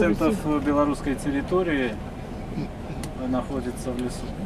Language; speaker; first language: Russian; native; Russian